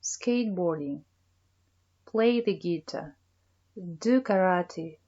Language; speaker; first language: English; non-native, fluent; Kazakh